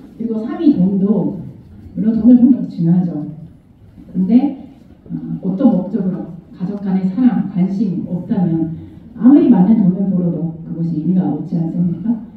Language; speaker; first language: Korean; non-native, fluent; Japanese